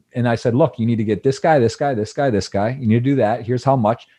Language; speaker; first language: English; native; English